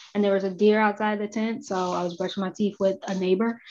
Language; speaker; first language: English; native; English